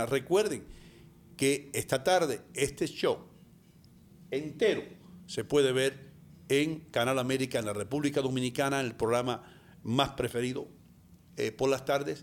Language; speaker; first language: Spanish; native; Spanish